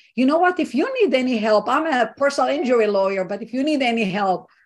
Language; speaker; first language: English; non-native, fluent; Hebrew